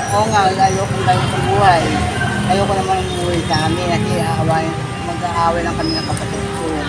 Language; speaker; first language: Filipino; native; Filipino